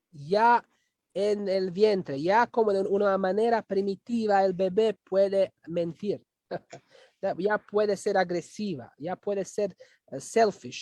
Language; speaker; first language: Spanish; non-native, fluent; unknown